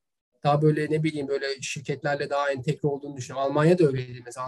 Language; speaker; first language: Turkish; native; Turkish